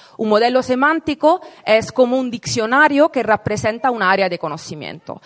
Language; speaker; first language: Spanish; non-native, fluent; Italian